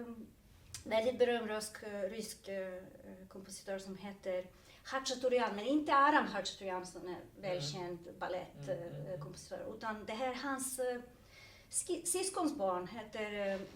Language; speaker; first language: Swedish; non-native, fluent; Serbian